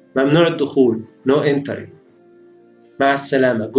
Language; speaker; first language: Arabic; native; Arabic